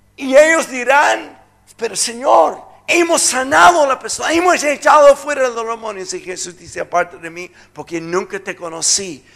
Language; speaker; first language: Spanish; non-native, fluent; English